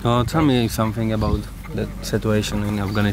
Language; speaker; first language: English; non-native, fluent; Czech